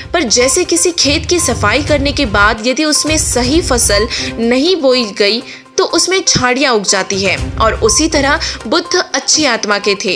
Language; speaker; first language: Hindi; native; Hindi